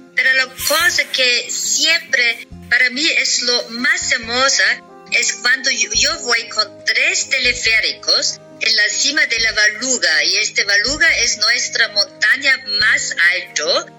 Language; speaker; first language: Spanish; non-native, fluent; German